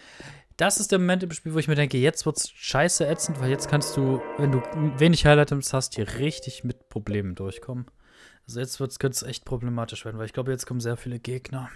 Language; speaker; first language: German; native; German